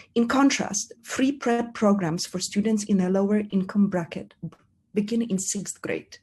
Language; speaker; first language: English; non-native, fluent; Polish